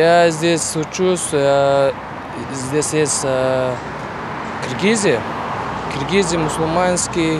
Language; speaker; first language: Russian; non-native, learner; Kyrgyz